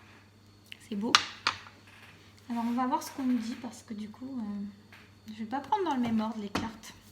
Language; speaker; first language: French; native; French